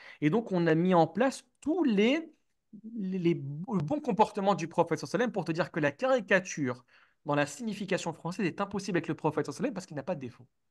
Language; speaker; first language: French; native; French